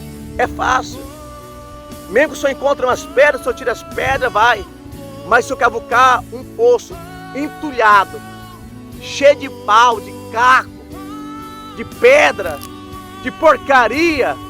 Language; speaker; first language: Portuguese; native; Portuguese